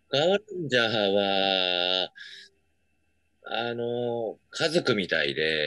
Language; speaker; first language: Japanese; native; Japanese